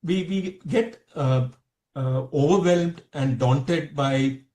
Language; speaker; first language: English; non-native, local second language; Tamil